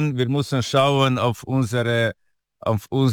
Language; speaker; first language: German; non-native, learner; Italian